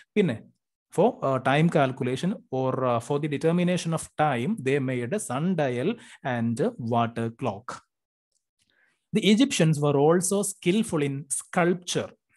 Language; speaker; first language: English; non-native, local second language; Malayalam